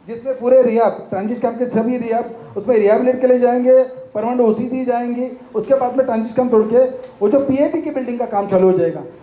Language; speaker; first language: Hindi; non-native, local second language; Marathi